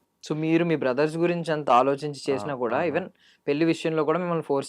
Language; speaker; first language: Telugu; native; Telugu